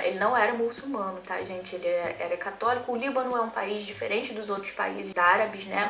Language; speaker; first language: Portuguese; native; Portuguese